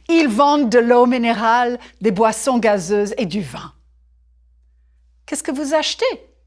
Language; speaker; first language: French; non-native, fluent; English